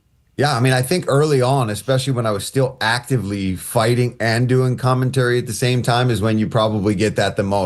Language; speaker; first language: English; native; English